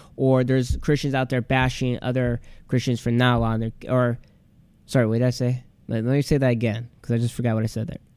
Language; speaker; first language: English; native; English